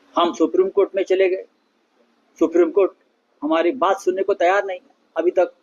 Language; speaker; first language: Hindi; non-native, local second language; Marathi